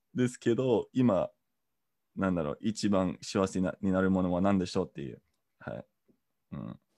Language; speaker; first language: Japanese; non-native, fluent; English